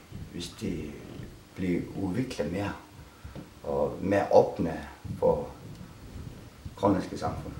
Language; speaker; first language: Danish; non-native, local second language; Kalaallisut